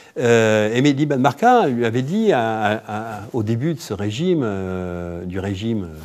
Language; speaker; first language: French; native; French